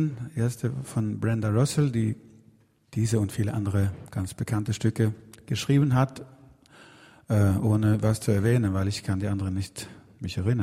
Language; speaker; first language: German; non-native, learner; Swedish